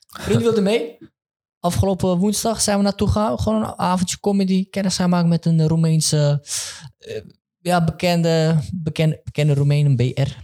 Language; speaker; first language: Dutch; early bilingual, other home language; Turkish